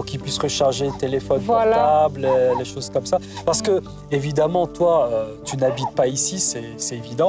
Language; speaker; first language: French; native; French